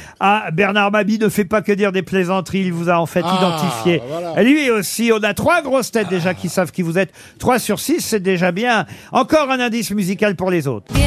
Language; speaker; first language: French; native; French